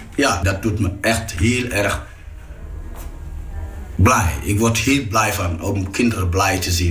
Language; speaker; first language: Dutch; non-native, fluent; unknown